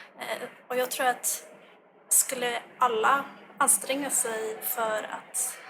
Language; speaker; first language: Swedish; native; Swedish